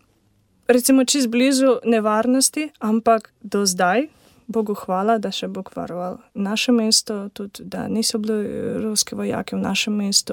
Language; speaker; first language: Slovenian; non-native, learner; Ukrainian